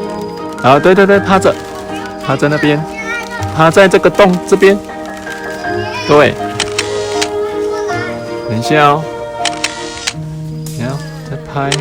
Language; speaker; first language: Chinese; native; Chinese